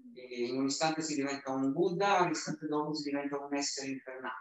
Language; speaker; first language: Italian; native; Italian